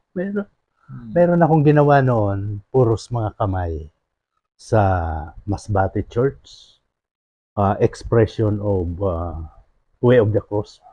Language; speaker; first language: Filipino; non-native, local second language; Bikol